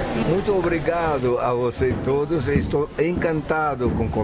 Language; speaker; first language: Spanish; non-native, fluent; Portuguese